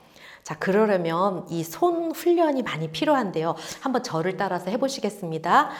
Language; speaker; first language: Korean; native; Korean